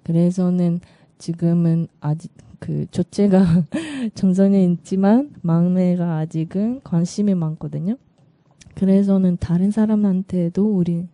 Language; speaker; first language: Korean; non-native, learner; Russian